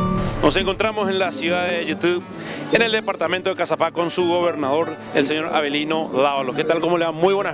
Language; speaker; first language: Spanish; native; Spanish